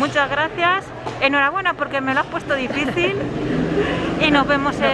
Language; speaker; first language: Spanish; native; Spanish